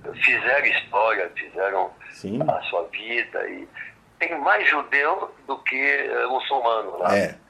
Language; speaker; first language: Portuguese; early bilingual, other home language; French